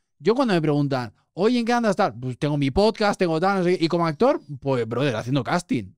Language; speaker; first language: Spanish; native; Spanish